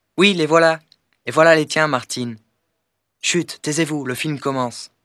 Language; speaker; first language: French; native; French